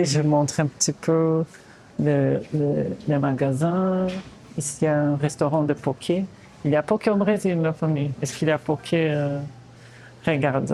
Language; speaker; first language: French; non-native, fluent; Portuguese